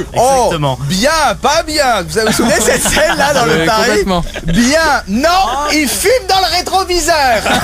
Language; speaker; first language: French; native; French